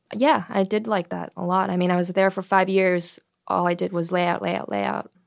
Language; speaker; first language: English; native; English